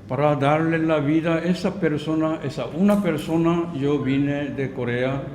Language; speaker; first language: Spanish; non-native, fluent; Korean